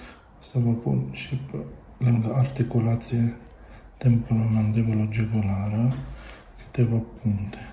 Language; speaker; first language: Romanian; non-native, learner; Arabic